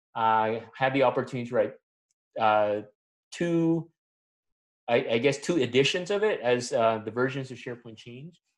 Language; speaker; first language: English; non-native, local second language; Filipino